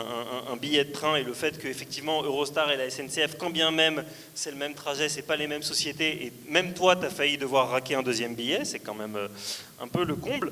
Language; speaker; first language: French; native; French